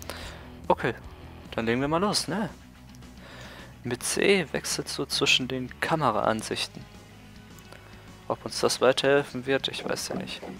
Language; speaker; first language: German; native; German